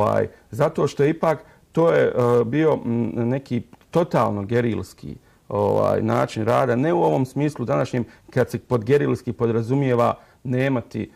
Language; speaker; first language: Serbian; native; Serbian